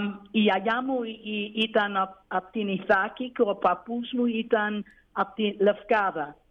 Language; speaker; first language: Greek; non-native, learner; English